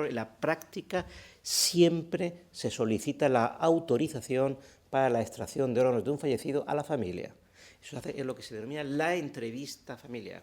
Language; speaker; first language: Spanish; native; Spanish